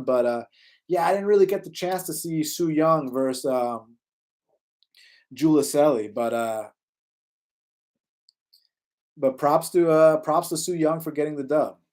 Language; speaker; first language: English; native; English